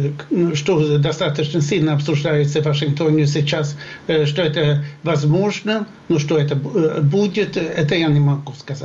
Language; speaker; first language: Russian; non-native, fluent; Swedish